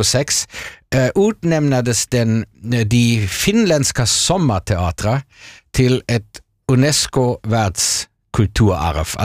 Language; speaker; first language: Swedish; non-native, fluent; German